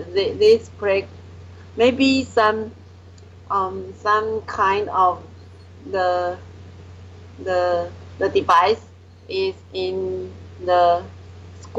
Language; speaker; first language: English; non-native, learner; Chinese